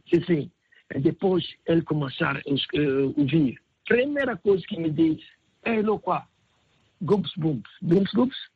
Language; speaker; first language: Portuguese; non-native, learner; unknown